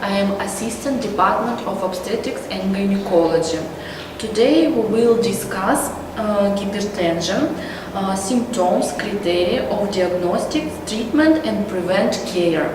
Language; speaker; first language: English; non-native, learner; Russian